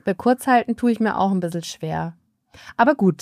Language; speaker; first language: German; native; German